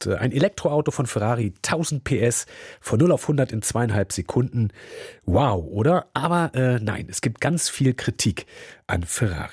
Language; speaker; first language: German; native; German